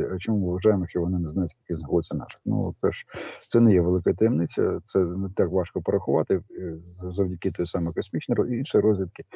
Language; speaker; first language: Ukrainian; native; Ukrainian